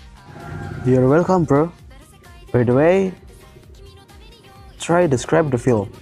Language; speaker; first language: English; non-native, learner; Indonesian